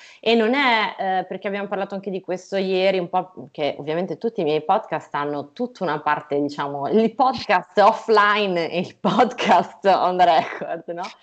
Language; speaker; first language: Italian; native; Italian